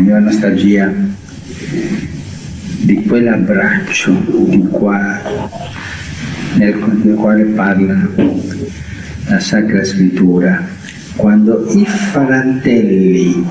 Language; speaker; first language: Italian; early bilingual, heritage; Spanish